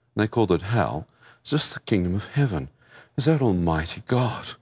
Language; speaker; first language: English; native; English